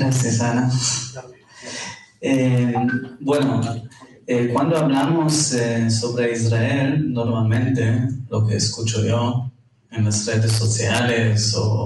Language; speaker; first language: Spanish; non-native, fluent; Hebrew